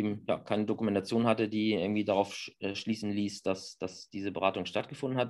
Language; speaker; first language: German; native; German